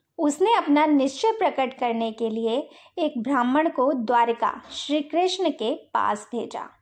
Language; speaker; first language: Hindi; native; Hindi